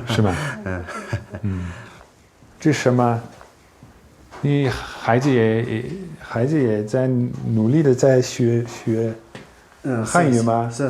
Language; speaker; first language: Chinese; non-native, fluent; Dutch